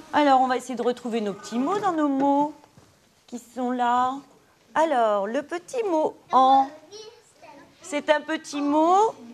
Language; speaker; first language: French; native; French